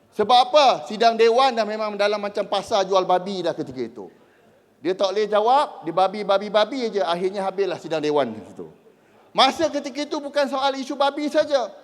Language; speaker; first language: Malay; native; Malay